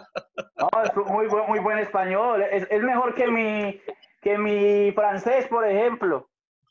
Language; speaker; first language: Spanish; native; Spanish